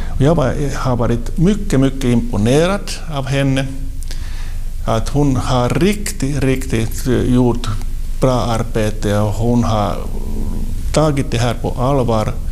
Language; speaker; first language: Swedish; non-native, local second language; Finnish